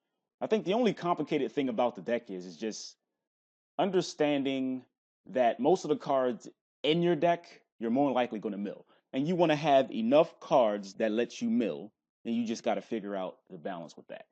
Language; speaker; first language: English; native; English